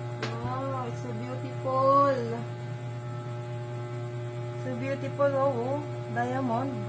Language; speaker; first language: English; non-native, local second language; Filipino